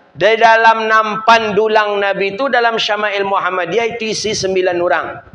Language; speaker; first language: Malay; non-native, local second language; Minangkabau